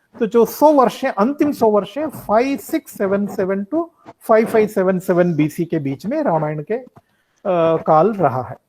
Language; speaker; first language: Hindi; native; Hindi